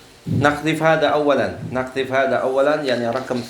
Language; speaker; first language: Arabic; non-native, fluent; Indonesian